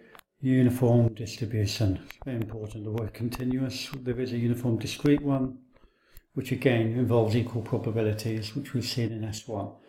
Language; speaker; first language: English; native; English